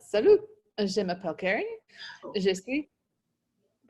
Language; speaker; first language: French; non-native, learner; English